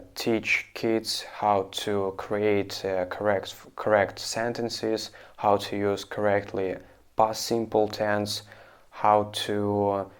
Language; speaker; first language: English; non-native, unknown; Russian